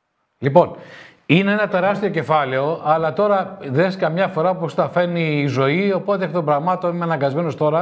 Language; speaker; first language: Greek; native; Greek